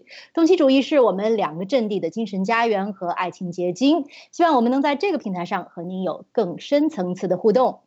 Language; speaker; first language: Chinese; native; Chinese